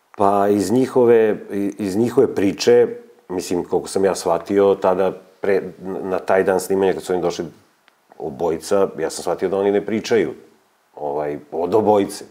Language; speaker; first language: Serbian; native; Serbian